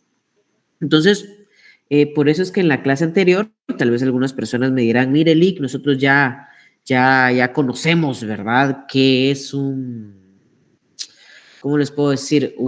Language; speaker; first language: Spanish; native; Spanish